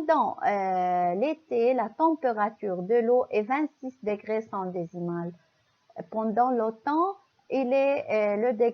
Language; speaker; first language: French; non-native, local second language; Arabic